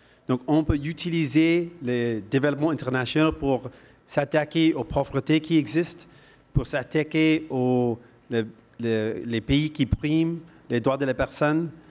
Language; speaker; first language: French; non-native, fluent; Punjabi